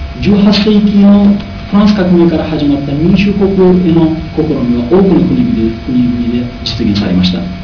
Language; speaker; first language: Japanese; non-native, learner; Uzbek